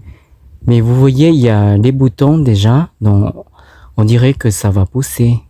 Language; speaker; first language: French; non-native, fluent; Thai